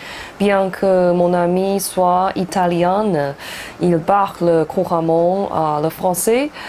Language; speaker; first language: French; non-native, fluent; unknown